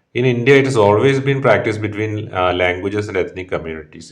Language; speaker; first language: English; non-native, local second language; Malayalam